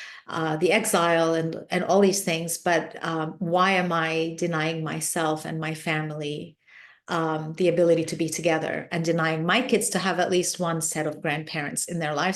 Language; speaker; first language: English; non-native, fluent; Arabic